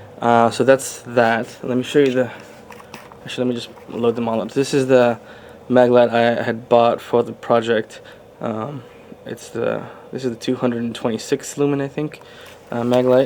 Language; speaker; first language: English; native; English